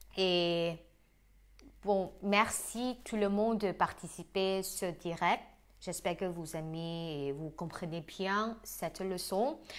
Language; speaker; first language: French; non-native, fluent; Thai